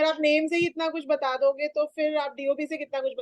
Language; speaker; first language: Hindi; native; Hindi